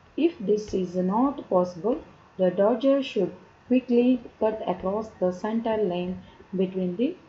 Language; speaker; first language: English; non-native, local second language; Kannada